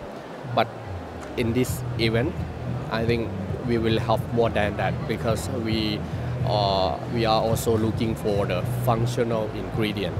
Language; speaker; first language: English; non-native, learner; Thai